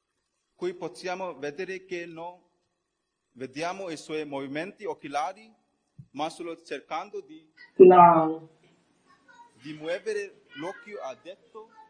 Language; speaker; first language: Italian; non-native, fluent; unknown